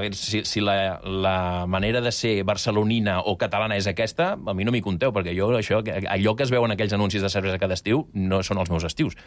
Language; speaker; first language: Catalan; native; Catalan